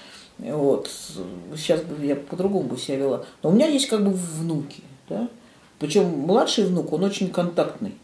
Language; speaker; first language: Russian; native; Russian